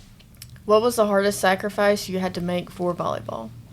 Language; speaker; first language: English; native; English